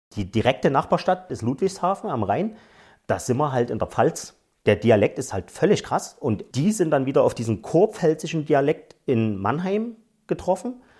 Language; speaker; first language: German; native; German